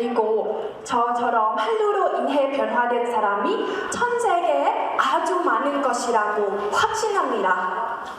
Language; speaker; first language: Korean; non-native, fluent; Thai